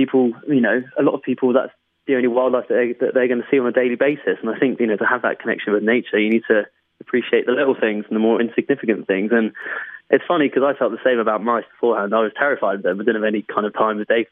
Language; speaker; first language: English; native; English